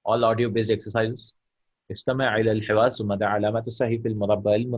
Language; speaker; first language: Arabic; non-native, fluent; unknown